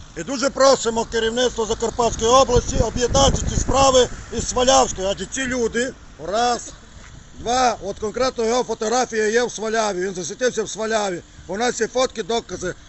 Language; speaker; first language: Ukrainian; native; Ukrainian